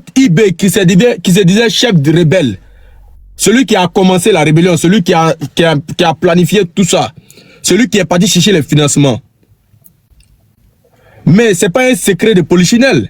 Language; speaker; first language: French; native; French